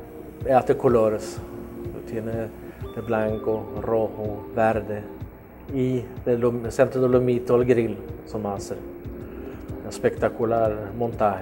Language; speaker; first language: Spanish; non-native, learner; Swedish